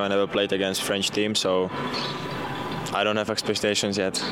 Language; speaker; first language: English; non-native, fluent; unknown